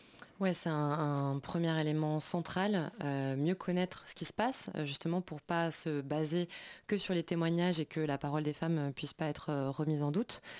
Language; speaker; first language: French; native; French